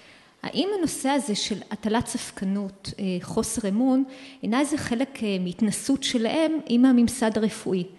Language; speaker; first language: Hebrew; native; Hebrew